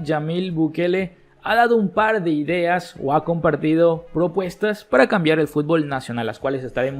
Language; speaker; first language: Spanish; native; Spanish